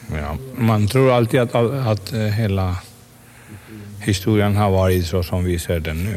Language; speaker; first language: Swedish; non-native, fluent; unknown